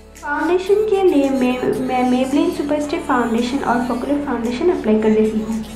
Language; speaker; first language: Hindi; non-native, learner; Bangla